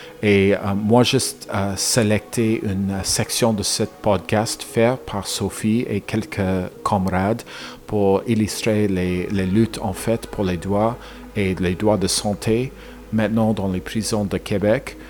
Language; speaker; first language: French; non-native, learner; English